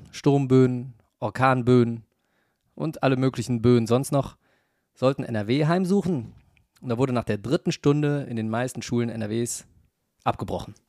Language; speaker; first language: German; native; German